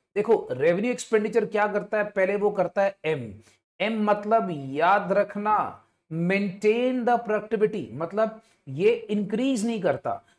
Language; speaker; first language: Hindi; non-native, local second language; Punjabi